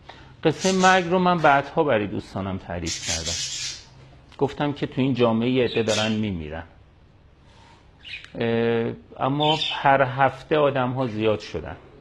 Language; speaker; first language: Persian; native; Persian